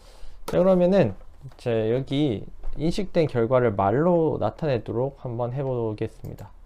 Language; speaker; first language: Korean; native; Korean